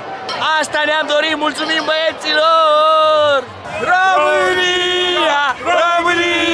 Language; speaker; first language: Romanian; native; Romanian